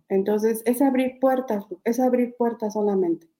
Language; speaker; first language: Spanish; native; Spanish